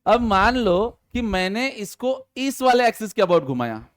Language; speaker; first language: Hindi; non-native, local second language; Marathi